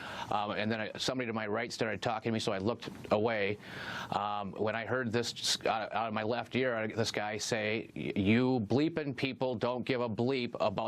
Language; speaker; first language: English; native; English